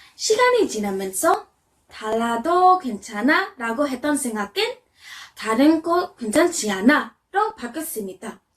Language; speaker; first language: Korean; non-native, fluent; English